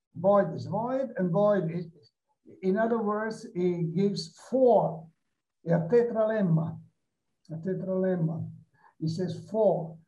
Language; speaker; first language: English; non-native, fluent; Italian